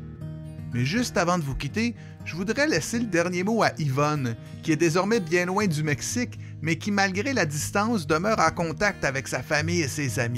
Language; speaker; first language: French; native; French